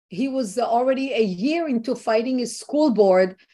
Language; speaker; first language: English; non-native, fluent; Hebrew